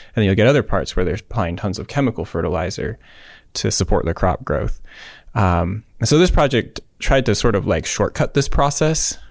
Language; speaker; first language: English; native; English